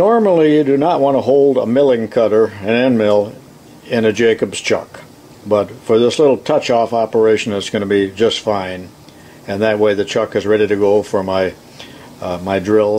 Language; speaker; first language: English; native; English